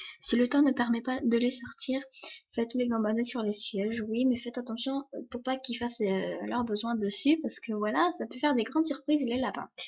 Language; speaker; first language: French; early bilingual, other home language; Polish